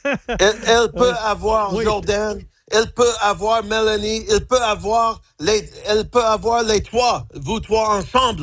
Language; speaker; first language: French; non-native, fluent; English